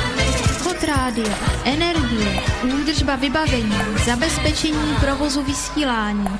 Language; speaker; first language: Czech; native; Czech